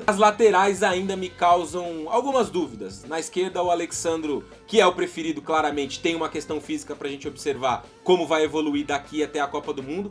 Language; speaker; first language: Portuguese; native; Portuguese